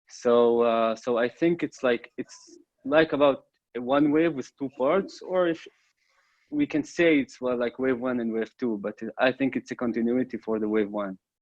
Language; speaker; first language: English; non-native, fluent; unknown